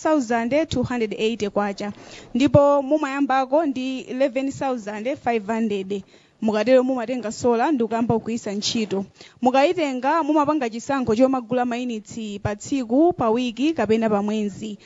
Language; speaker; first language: Nyanja; native; Nyanja